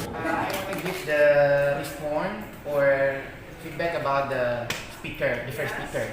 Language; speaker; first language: English; non-native, learner; Indonesian